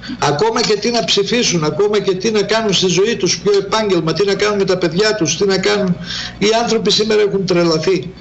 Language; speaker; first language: Greek; native; Greek